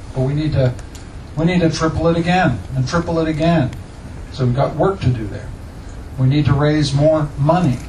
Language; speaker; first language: English; native; English